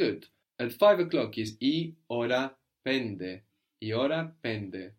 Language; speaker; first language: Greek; non-native, fluent; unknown